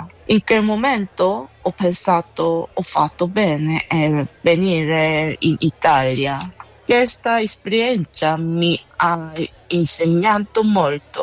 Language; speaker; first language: Italian; non-native, learner; Korean